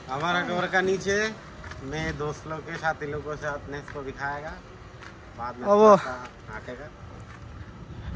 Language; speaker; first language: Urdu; non-native, learner; Nepali